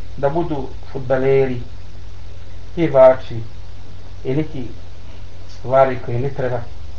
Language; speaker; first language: Bosnian; non-native, learner; Arabic